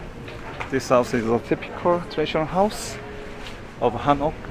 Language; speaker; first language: English; non-native, fluent; Korean